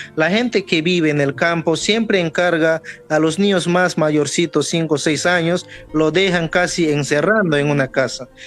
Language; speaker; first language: Spanish; non-native, local second language; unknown